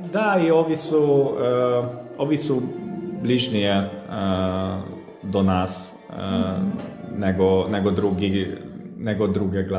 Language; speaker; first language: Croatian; non-native, local second language; Hungarian